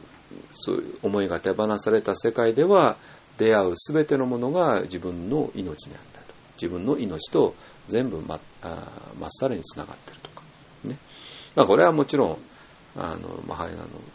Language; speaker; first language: Japanese; native; Japanese